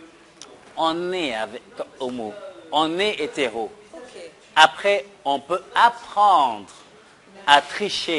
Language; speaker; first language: French; non-native, local second language; Wolof